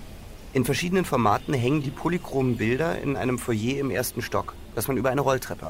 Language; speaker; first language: German; native; German